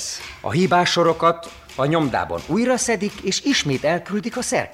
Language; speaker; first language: Hungarian; native; Hungarian